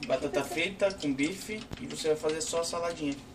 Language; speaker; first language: Portuguese; native; Portuguese